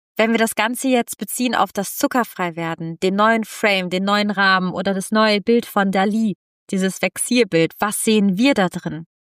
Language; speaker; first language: German; non-native, fluent; Italian